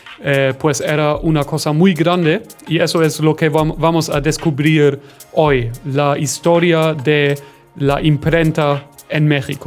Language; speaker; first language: Spanish; non-native, fluent; German